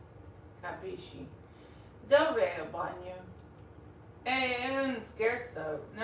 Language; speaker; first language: Italian; non-native, learner; English